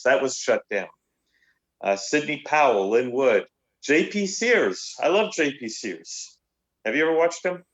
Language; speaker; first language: English; native; English